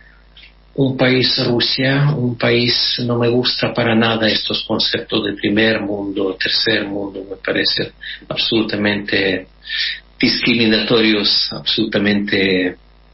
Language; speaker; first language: Spanish; non-native, fluent; Russian